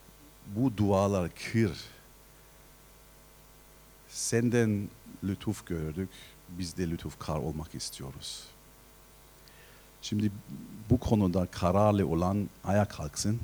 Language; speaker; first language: Turkish; non-native, fluent; German